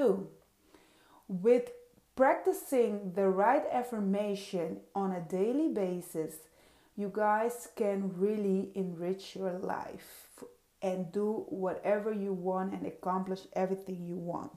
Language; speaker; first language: English; non-native, fluent; Dutch